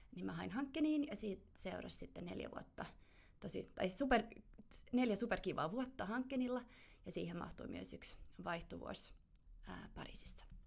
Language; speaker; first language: Finnish; non-native, fluent; German